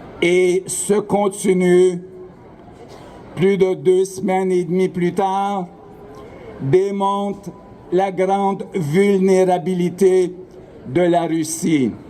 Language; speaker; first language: French; non-native, local second language; Ukrainian